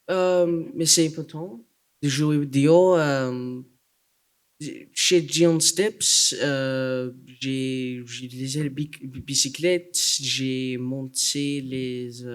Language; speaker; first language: French; non-native, local second language; English